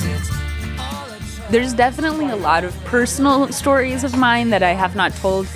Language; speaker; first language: English; native; English